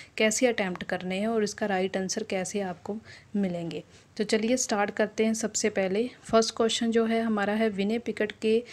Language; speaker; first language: Hindi; non-native, local second language; Punjabi